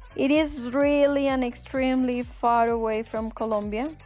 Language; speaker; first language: English; non-native, fluent; Spanish